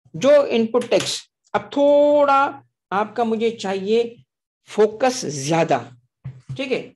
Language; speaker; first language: Urdu; non-native, local second language; Sindhi